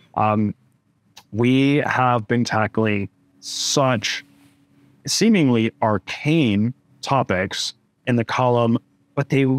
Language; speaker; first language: English; native; English